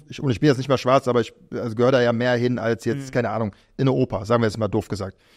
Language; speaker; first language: German; native; German